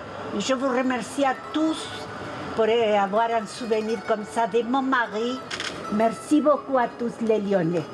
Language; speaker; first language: French; non-native, fluent; Spanish